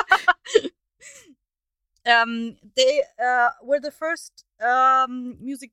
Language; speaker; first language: English; non-native, fluent; German